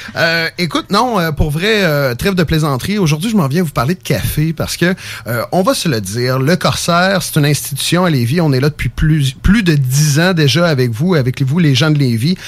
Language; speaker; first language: French; native; French